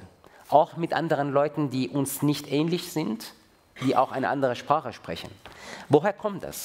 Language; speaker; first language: German; non-native, fluent; Persian